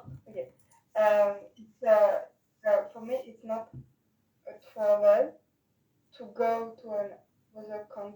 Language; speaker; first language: English; non-native, learner; French